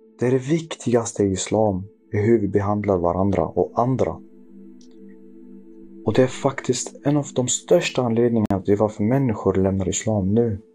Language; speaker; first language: Swedish; early bilingual, other home language; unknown